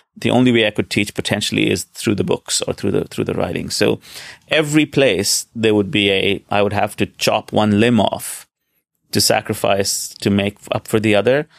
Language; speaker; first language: English; non-native, local second language; Hindi